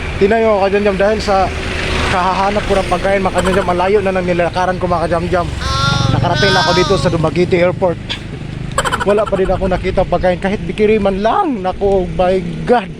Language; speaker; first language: Filipino; non-native, local second language; Cebuano